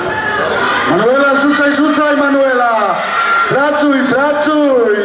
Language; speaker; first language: Polish; native; Polish